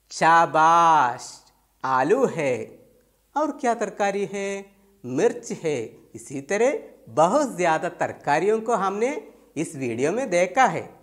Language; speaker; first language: Urdu; non-native, local second language; Malayalam